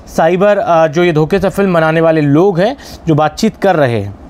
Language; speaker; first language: Hindi; non-native, local second language; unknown